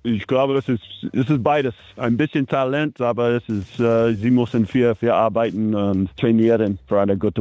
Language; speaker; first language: German; non-native, learner; English